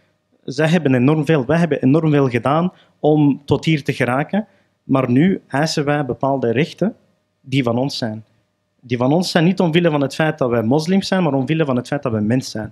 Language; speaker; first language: Dutch; early bilingual, other home language; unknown